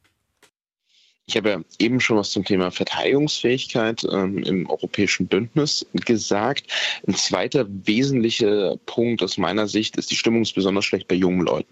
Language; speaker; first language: German; native; German